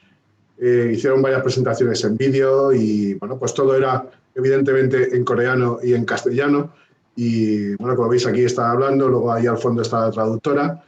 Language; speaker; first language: Spanish; native; Spanish